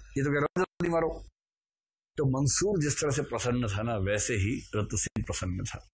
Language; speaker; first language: Hindi; native; Hindi